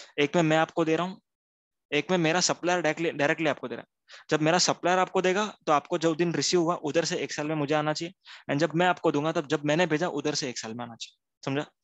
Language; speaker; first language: Hindi; non-native, local second language; Gujarati